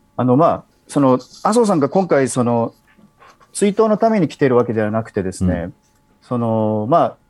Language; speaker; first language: Japanese; native; Japanese